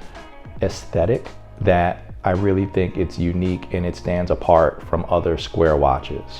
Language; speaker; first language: English; native; English